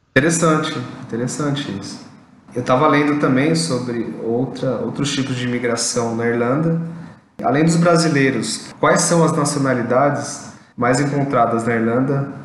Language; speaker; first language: Portuguese; native; Portuguese